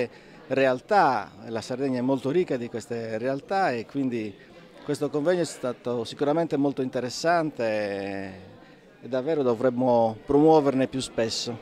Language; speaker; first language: Italian; non-native, local second language; Sardinian